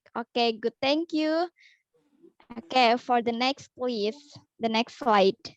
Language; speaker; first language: English; non-native, learner; Indonesian